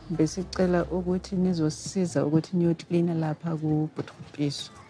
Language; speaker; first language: Zulu; non-native, local second language; Southern Sotho